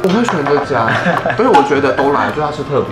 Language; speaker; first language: Chinese; native; Chinese